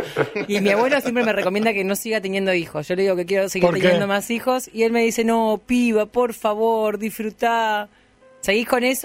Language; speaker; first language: Spanish; native; Spanish